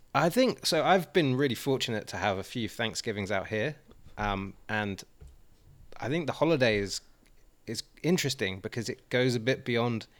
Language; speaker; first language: English; native; English